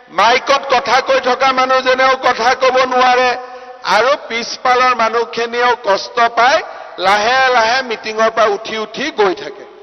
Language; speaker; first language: Assamese; native; Assamese